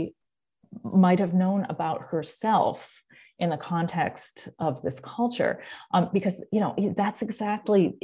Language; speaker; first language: English; native; English